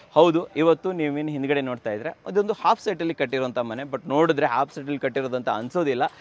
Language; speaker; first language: Kannada; native; Kannada